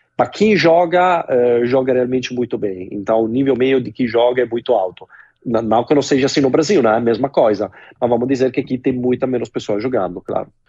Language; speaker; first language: Portuguese; non-native, fluent; Italian